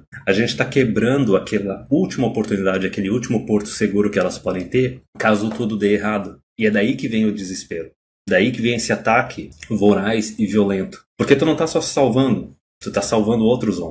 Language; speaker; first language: Portuguese; native; Portuguese